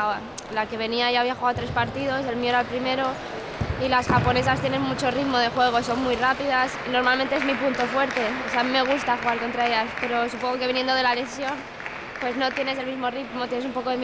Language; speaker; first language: Spanish; native; Spanish